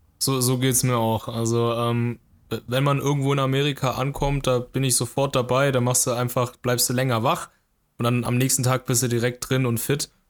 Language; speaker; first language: German; early bilingual, other home language; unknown